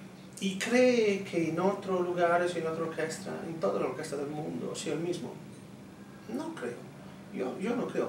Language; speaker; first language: Spanish; non-native, fluent; Italian